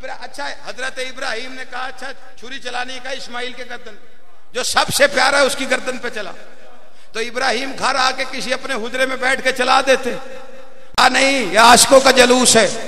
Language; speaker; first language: Urdu; non-native, local second language; Punjabi